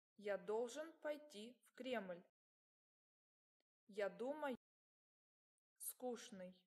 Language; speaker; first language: Russian; non-native, learner; English